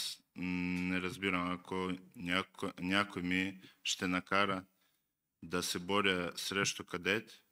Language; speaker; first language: Bulgarian; non-native, learner; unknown